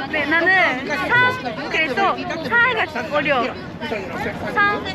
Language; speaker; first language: Korean; non-native, learner; Japanese